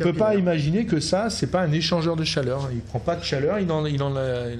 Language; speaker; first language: French; native; French